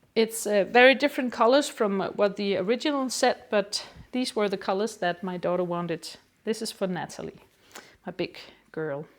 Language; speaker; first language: English; non-native, fluent; Danish